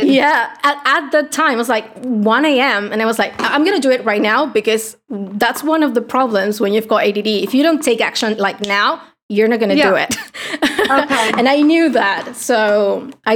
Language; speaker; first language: English; non-native, fluent; Spanish